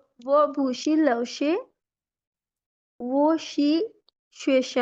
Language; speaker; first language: Chinese; non-native, learner; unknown